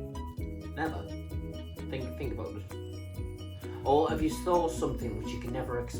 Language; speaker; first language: English; native; English